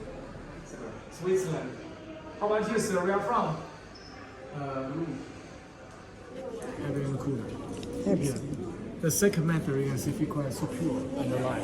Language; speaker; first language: English; non-native, learner; Chinese